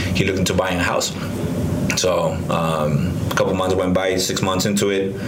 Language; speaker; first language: English; early bilingual, other home language; Spanish